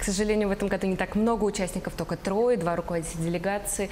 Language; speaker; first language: Russian; native; Russian